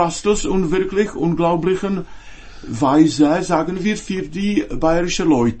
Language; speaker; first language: German; non-native, fluent; Czech